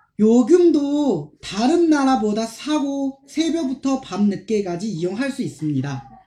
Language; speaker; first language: Korean; non-native, fluent; Chinese